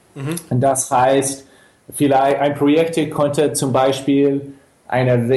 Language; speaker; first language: German; non-native, fluent; English